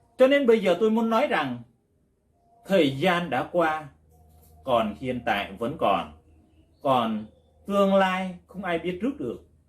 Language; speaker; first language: Vietnamese; non-native, local second language; Jarai